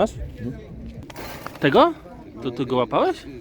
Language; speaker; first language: Polish; native; Polish